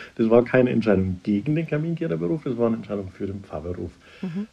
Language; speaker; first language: German; native; German